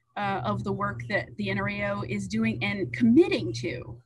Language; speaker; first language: English; native; English